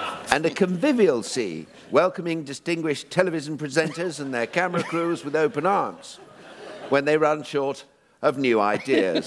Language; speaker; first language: English; native; English